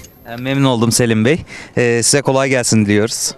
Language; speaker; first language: Turkish; native; Turkish